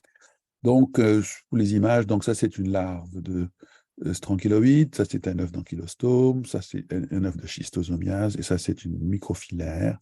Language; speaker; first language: French; native; French